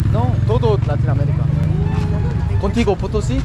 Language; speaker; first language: Spanish; non-native, learner; Korean